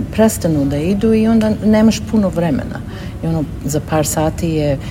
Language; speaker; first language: Serbian; early bilingual, heritage; Serbian